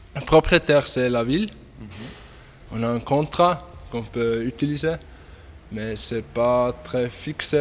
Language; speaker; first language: French; non-native, local second language; German